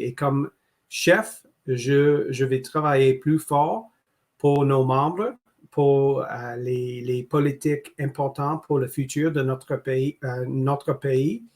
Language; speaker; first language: French; non-native, local second language; English